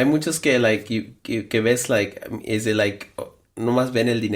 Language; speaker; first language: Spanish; early bilingual, heritage; Spanish